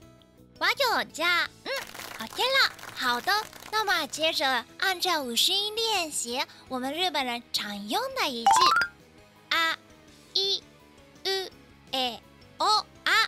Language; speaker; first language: Chinese; non-native, fluent; Japanese